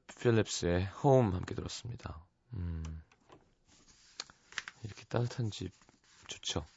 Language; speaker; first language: Korean; native; Korean